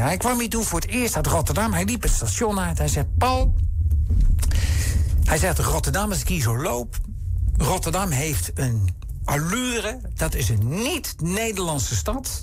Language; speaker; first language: Dutch; native; Dutch